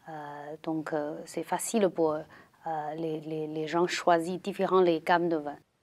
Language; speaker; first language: French; non-native, learner; Chinese